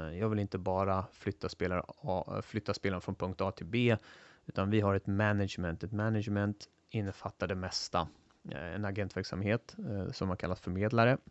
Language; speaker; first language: Swedish; early bilingual, other home language; Turoyo